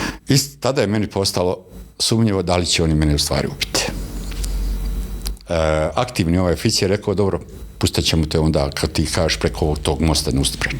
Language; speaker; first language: Bosnian; native; Bosnian